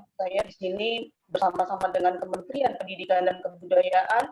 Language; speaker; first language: Indonesian; native; Indonesian